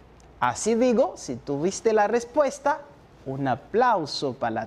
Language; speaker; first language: Spanish; non-native, fluent; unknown